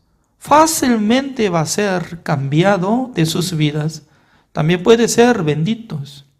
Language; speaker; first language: Spanish; non-native, fluent; Korean